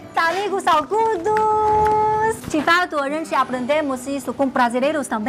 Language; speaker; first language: Portuguese; non-native, fluent; Chinese